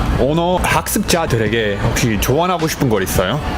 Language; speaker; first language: Korean; non-native, fluent; English